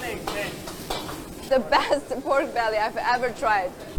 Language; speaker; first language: English; non-native, fluent; Chinese